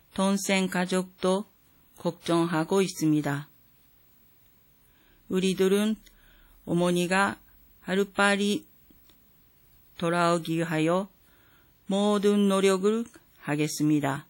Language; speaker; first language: Korean; non-native, learner; Japanese